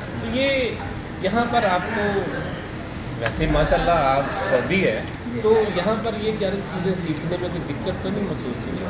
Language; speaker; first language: Urdu; native; Urdu